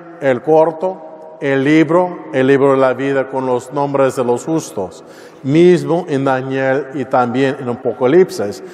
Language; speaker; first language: Spanish; non-native, learner; English